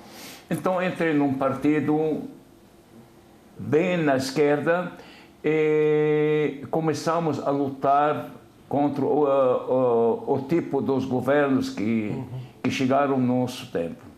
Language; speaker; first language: Portuguese; non-native, fluent; Arabic